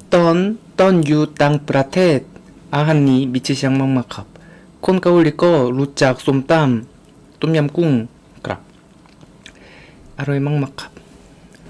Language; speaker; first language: Thai; non-native, learner; Korean